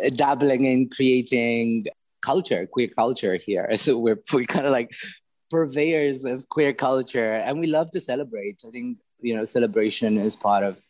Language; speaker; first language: English; non-native, fluent; Romanian